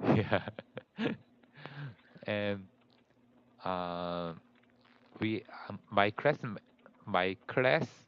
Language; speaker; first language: English; non-native, learner; Korean